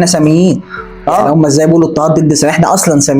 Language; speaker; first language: Arabic; native; Arabic